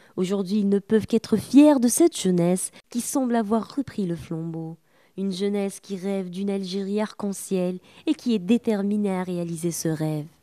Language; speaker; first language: French; non-native, local second language; Arabic